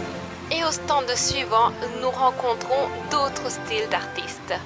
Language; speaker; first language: French; native; French